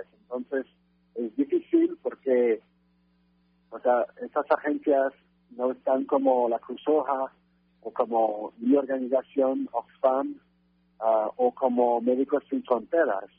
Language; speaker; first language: Spanish; non-native, fluent; French